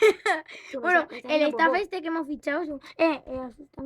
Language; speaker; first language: Spanish; native; Spanish